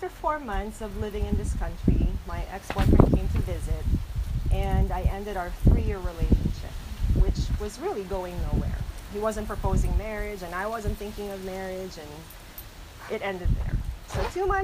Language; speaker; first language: English; non-native, local second language; Filipino